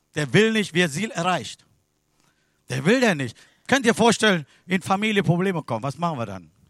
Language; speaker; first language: German; non-native, learner; Sinhala